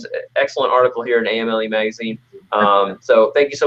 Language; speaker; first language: English; native; English